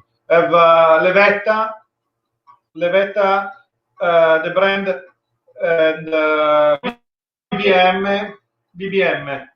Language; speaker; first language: English; non-native, learner; Italian